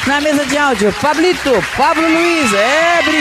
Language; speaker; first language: Portuguese; native; Portuguese